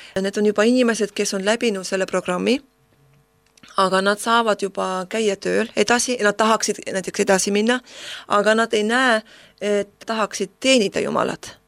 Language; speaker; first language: Estonian; non-native, local second language; Russian